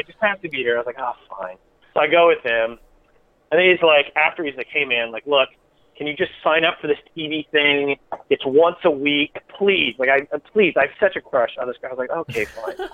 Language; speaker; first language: English; native; English